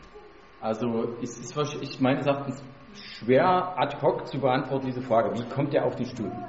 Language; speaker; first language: German; native; German